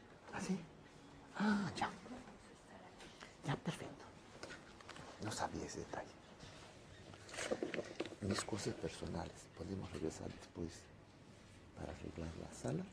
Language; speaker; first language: Spanish; non-native, fluent; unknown